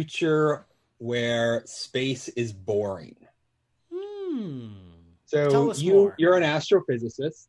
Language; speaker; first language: English; native; English